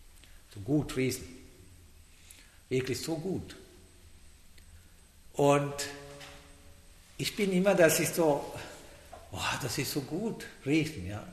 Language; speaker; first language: German; non-native, fluent; Sinhala